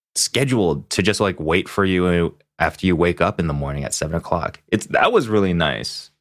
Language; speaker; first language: English; non-native, local second language; Cantonese